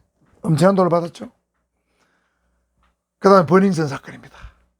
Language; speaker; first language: Korean; native; Korean